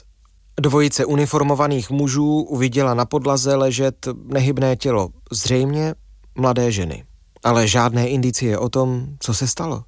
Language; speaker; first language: Czech; native; Czech